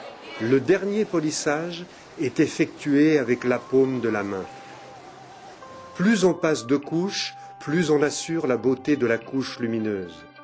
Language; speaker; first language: French; native; French